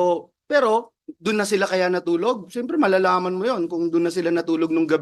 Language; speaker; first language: Filipino; native; Filipino